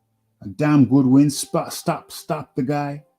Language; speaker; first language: English; native; English